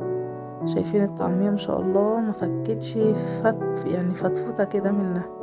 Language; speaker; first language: Arabic; native; Arabic